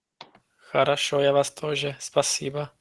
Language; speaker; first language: Russian; non-native, fluent; Czech